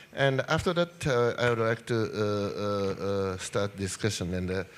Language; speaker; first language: English; non-native, fluent; Japanese